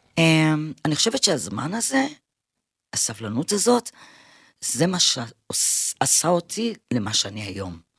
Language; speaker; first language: Hebrew; early bilingual, other home language; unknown